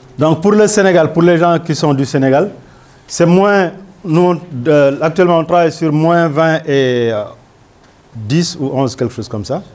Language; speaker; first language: French; non-native, local second language; Wolof